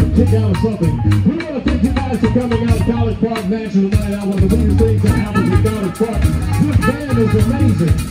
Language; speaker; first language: English; native; English